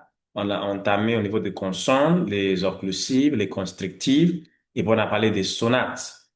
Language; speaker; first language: French; non-native, fluent; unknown